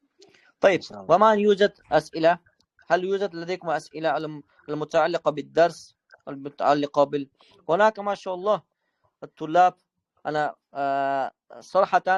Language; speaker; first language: Arabic; non-native, fluent; Uzbek